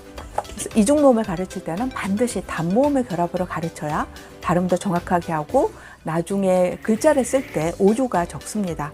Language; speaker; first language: Korean; native; Korean